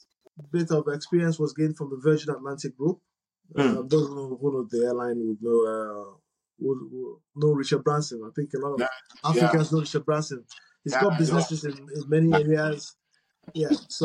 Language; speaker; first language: English; non-native, local second language; Igbo